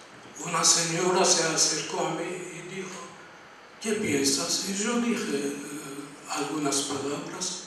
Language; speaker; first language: Spanish; non-native, fluent; Armenian